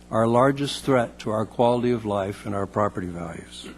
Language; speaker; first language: English; native; English